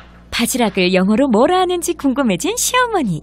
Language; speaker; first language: Korean; native; Korean